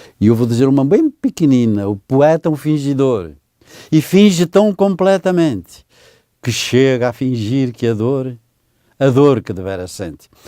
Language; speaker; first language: Portuguese; native; Portuguese